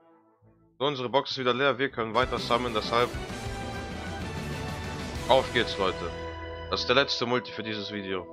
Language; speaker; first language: German; native; German